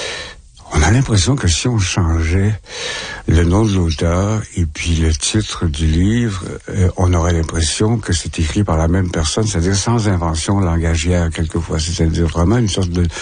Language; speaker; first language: French; native; French